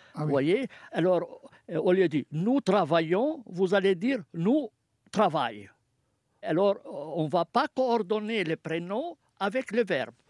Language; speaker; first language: French; non-native, fluent; Arabic